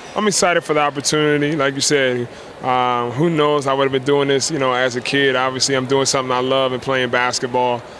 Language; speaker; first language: English; native; English